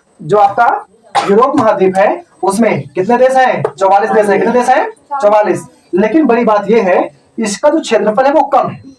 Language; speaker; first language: Hindi; native; Hindi